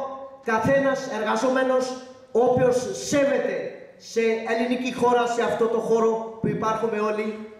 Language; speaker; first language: Greek; non-native, learner; Urdu